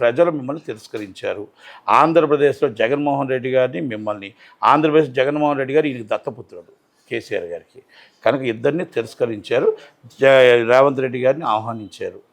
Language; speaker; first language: Telugu; native; Telugu